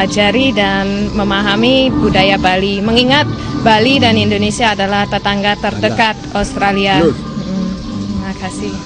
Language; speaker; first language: Indonesian; non-native, fluent; English